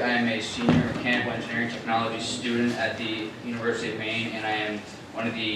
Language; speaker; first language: English; native; English